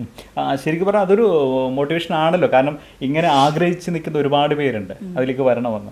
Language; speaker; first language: Malayalam; native; Malayalam